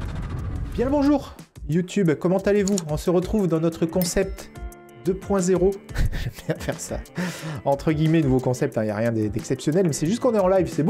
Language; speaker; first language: French; native; French